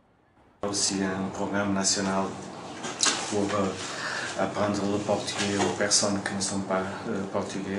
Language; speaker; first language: French; non-native, fluent; Portuguese